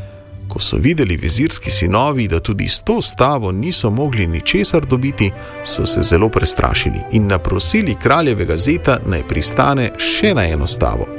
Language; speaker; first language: Slovenian; native; Slovenian